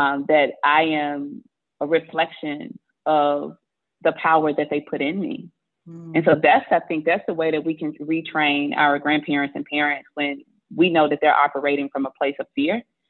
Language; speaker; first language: English; native; English